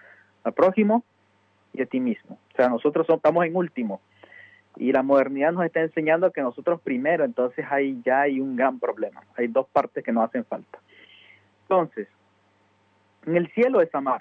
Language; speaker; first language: Spanish; native; Spanish